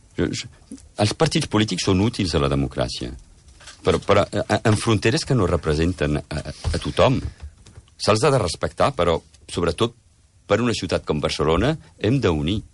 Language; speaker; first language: Catalan; early bilingual, heritage; Catalan